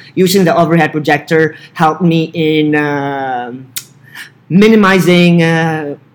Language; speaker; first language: English; non-native, local second language; Filipino